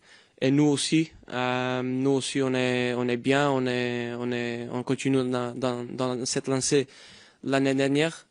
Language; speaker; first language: French; non-native, fluent; Portuguese